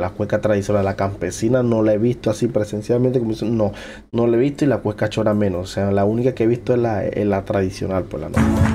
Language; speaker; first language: Spanish; native; Spanish